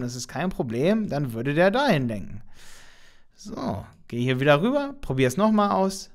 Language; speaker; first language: German; native; German